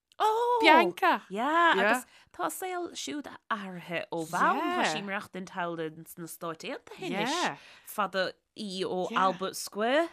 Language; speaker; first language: Irish; native; Irish